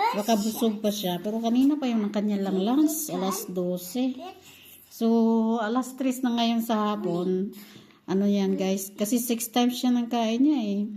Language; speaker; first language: Filipino; non-native, local second language; Cebuano